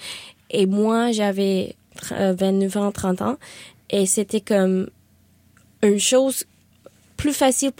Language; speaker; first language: French; non-native, learner; Spanish